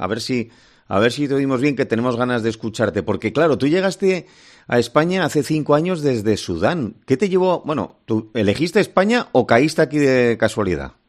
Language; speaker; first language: Spanish; native; Spanish